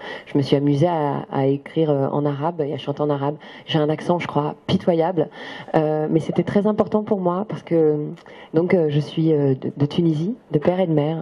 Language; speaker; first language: French; native; French